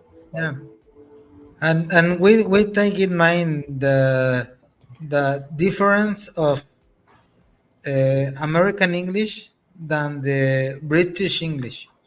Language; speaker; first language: English; non-native, learner; Spanish